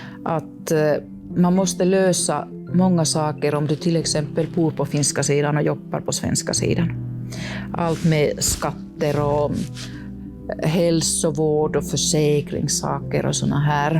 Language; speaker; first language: Swedish; non-native, local second language; Finnish